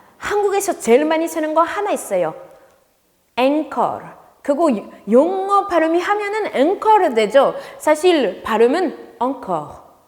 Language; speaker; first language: Korean; non-native, fluent; French